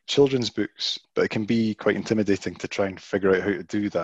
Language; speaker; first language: English; native; English